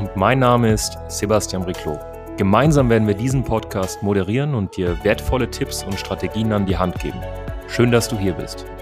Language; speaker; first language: German; native; German